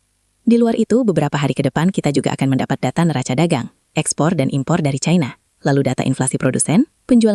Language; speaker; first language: Indonesian; native; Indonesian